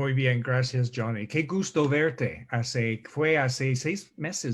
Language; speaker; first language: Spanish; non-native, fluent; English